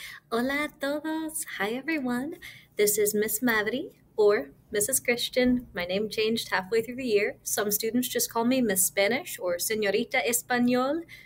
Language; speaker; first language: English; native; English